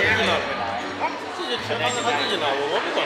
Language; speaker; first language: Chinese; native; Chinese